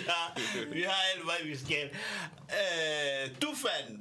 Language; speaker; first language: Danish; non-native, fluent; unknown